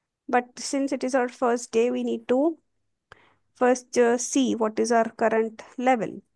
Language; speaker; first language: English; non-native, local second language; Hindi